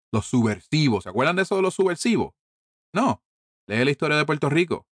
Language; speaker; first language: Spanish; early bilingual, heritage; Spanish